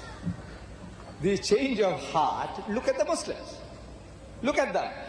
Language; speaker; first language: English; early bilingual, other home language; Gujarati